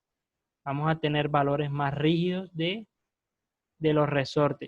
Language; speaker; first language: Spanish; native; Spanish